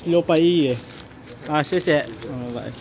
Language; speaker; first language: Chinese; non-native, learner; Filipino